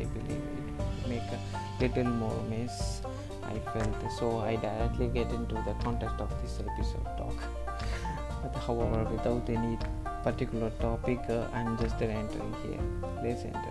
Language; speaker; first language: English; non-native, local second language; Tamil